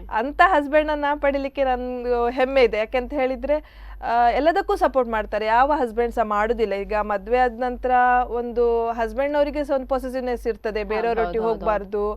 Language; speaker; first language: Kannada; non-native, local second language; Konkani